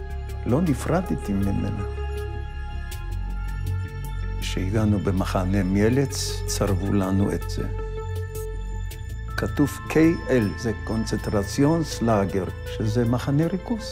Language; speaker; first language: Hebrew; non-native, fluent; Yiddish